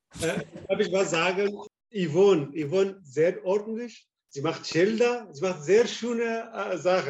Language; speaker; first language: German; non-native, learner; Arabic